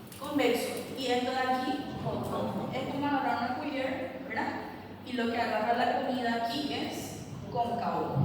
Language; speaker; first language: Spanish; native; Spanish